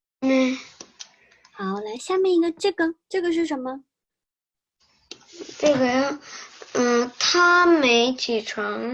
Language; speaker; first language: Chinese; non-native, learner; Korean